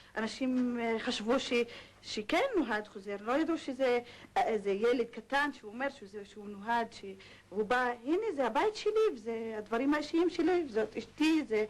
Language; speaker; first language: Hebrew; non-native, local second language; Arabic